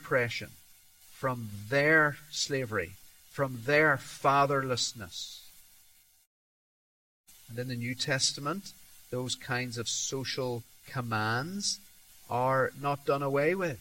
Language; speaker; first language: English; native; English